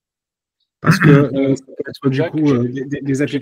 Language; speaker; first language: French; native; French